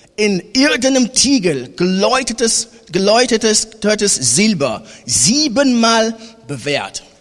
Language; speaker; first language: German; non-native, fluent; French